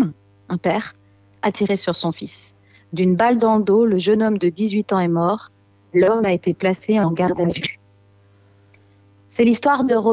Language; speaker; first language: French; native; French